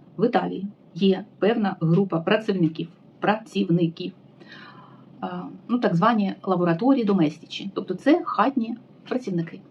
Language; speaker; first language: Ukrainian; native; Ukrainian